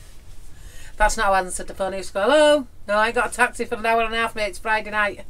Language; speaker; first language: English; native; English